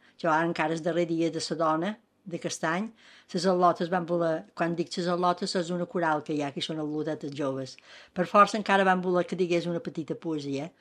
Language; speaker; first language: Catalan; native; Catalan